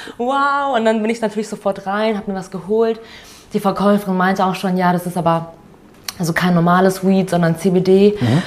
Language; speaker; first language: German; early bilingual, other home language; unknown